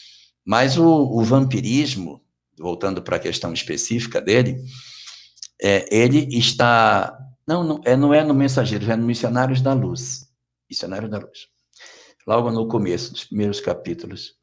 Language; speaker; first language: Portuguese; native; Portuguese